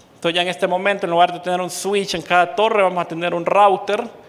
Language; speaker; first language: Spanish; native; Spanish